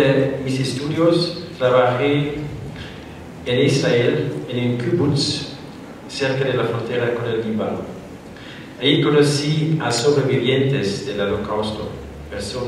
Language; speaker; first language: Spanish; non-native, fluent; German